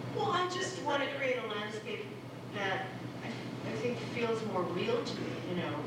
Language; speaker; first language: English; non-native, local second language; Filipino